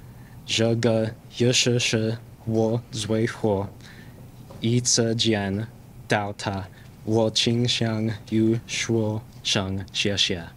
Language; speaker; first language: Chinese; non-native, learner; English